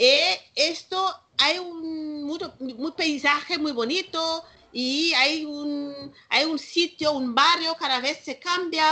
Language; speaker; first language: Spanish; non-native, learner; Malagasy